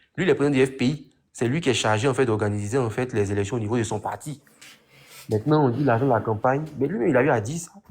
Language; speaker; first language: French; native; French